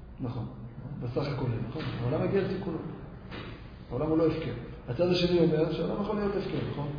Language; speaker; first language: Hebrew; native; Hebrew